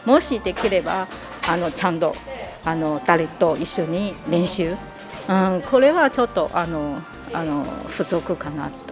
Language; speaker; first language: Japanese; non-native, learner; Chinese